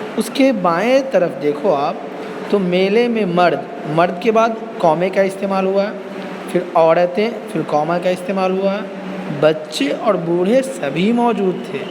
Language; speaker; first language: Urdu; native; Urdu